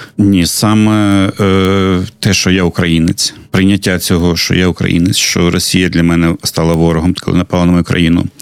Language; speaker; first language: Ukrainian; non-native, local second language; Russian